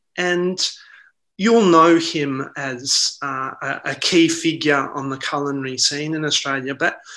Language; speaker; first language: English; early bilingual, other home language; Italian